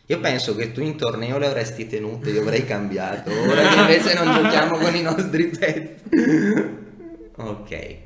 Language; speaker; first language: Italian; native; Italian